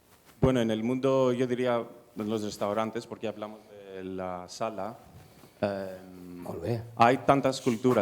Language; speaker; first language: Spanish; non-native, fluent; Greek